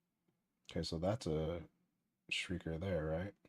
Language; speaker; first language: English; native; English